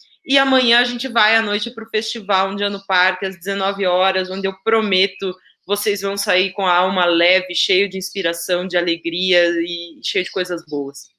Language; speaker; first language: Portuguese; native; Portuguese